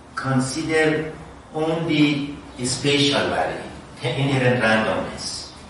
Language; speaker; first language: English; non-native, fluent; Persian